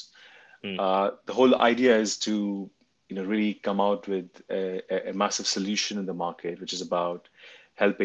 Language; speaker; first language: English; non-native, local second language; Hindi